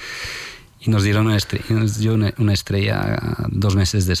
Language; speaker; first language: Spanish; non-native, fluent; French